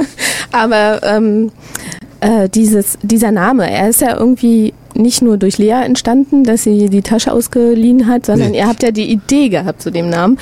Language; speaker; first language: German; native; German